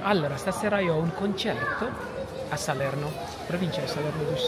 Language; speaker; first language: Italian; non-native, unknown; Indonesian